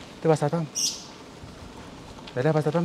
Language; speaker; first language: Indonesian; native; Indonesian